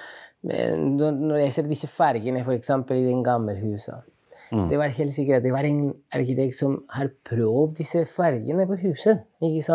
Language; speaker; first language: Norwegian; non-native, fluent; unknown